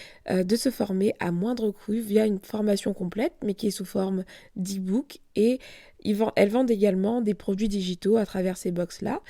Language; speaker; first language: French; native; French